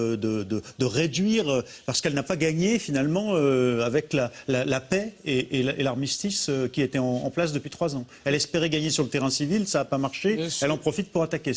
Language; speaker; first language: French; native; French